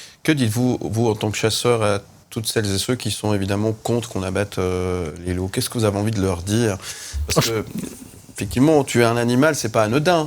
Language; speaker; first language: French; native; French